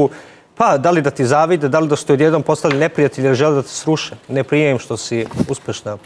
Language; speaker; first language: Serbian; native; Serbian